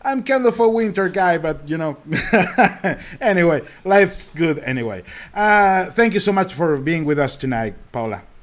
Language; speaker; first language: English; non-native, fluent; Spanish